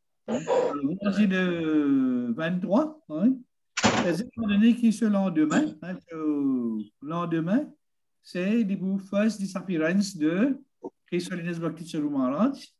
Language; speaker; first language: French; non-native, learner; Morisyen